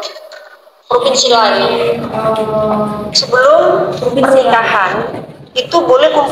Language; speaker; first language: Indonesian; native; Indonesian